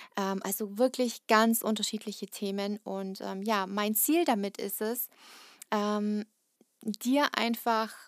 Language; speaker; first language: German; early bilingual, other home language; Russian